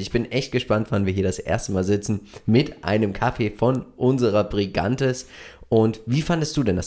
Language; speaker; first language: German; native; German